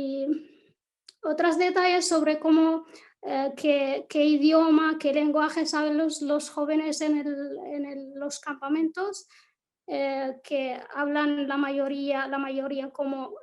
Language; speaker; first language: Spanish; non-native, local second language; Arabic